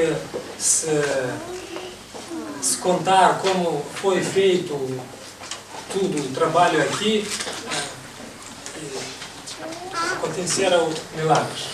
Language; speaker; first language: Portuguese; non-native, fluent; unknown